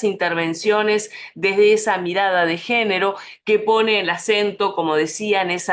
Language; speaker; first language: Spanish; native; Spanish